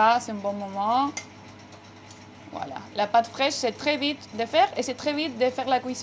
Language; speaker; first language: French; non-native, fluent; Spanish